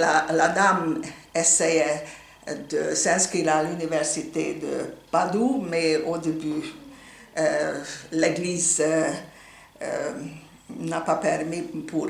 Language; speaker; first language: French; non-native, fluent; Hungarian